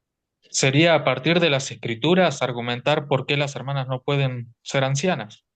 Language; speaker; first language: Spanish; native; Spanish